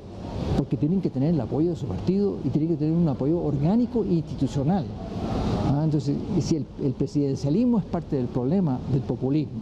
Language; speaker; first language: Spanish; native; Spanish